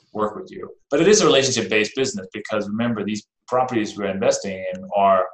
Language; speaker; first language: English; non-native, fluent; Danish